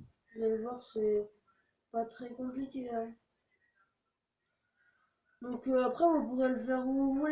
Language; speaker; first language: French; native; French